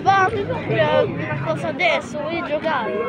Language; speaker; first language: Italian; early bilingual, other home language; Filipino